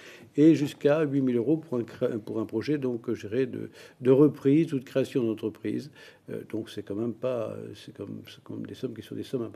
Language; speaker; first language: French; native; French